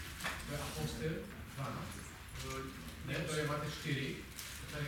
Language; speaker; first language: Czech; non-native, learner; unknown